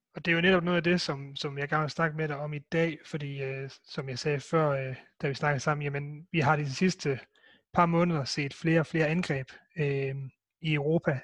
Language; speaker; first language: Danish; native; Danish